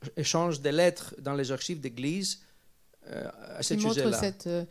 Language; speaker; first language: French; non-native, fluent; Greek